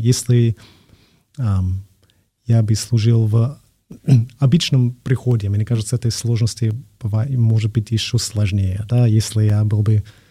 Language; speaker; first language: Russian; non-native, fluent; English